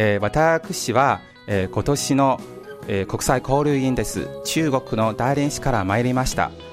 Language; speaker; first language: Japanese; non-native, fluent; Chinese